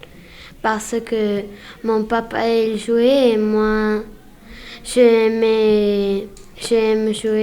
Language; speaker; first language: French; non-native, learner; Spanish